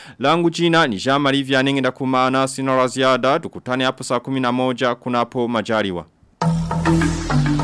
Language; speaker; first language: Swahili; non-native, local second language; Rundi